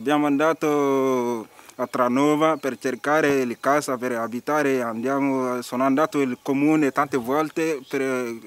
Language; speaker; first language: Italian; non-native, learner; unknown